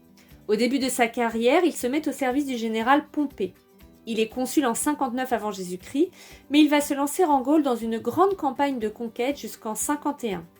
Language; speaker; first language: French; native; French